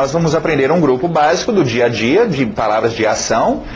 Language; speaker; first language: Portuguese; non-native, fluent; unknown